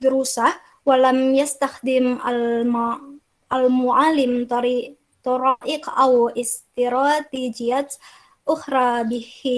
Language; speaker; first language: Arabic; non-native, learner; Indonesian